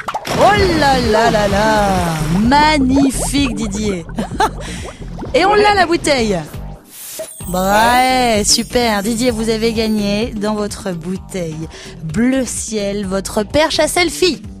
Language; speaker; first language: French; native; French